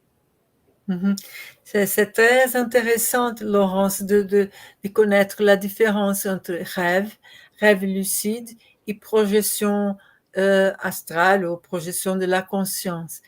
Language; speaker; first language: French; non-native, learner; Portuguese